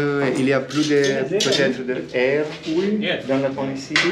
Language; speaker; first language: French; non-native, fluent; English